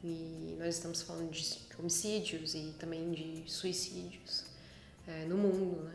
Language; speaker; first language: Portuguese; native; Portuguese